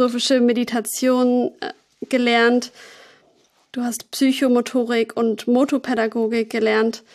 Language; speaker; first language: German; native; German